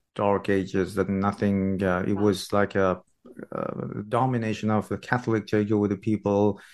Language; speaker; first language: English; non-native, fluent; Persian